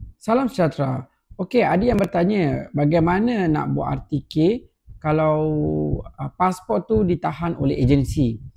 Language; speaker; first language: Malay; non-native, local second language; Tamil